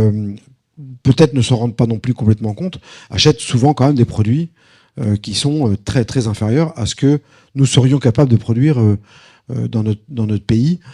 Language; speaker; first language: French; native; French